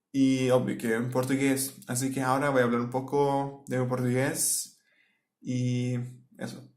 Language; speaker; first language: Spanish; non-native, fluent; Turkish